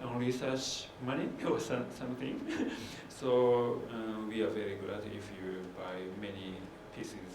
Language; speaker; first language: English; non-native, learner; Japanese